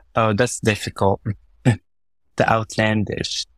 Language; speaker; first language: English; non-native, fluent; Arabic